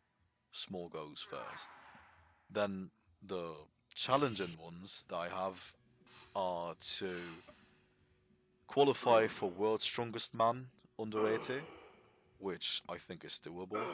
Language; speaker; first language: English; non-native, fluent; German